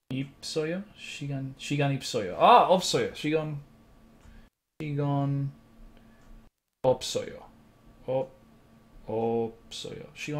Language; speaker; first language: Korean; non-native, learner; English